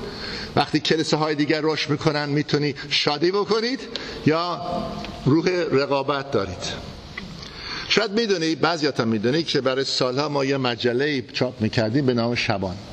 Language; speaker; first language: Persian; non-native, fluent; English